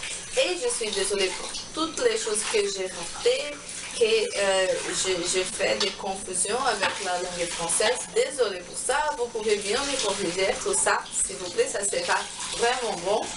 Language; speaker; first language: French; non-native, learner; Portuguese